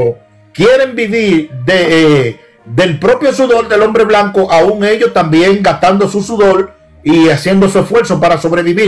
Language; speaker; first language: Spanish; native; Spanish